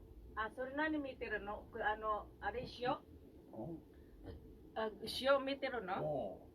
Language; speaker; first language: Japanese; non-native, fluent; Filipino